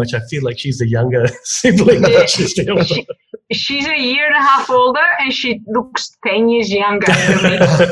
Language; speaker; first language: English; early bilingual, other home language; Hungarian